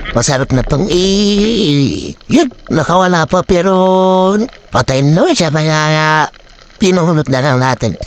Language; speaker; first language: Filipino; non-native, local second language; Waray